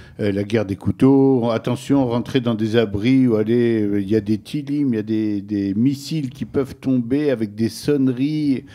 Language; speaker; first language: French; native; French